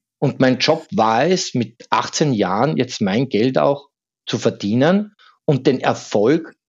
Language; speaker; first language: German; native; German